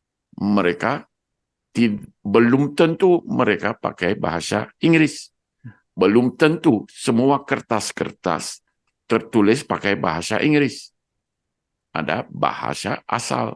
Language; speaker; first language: Indonesian; non-native, fluent; Dutch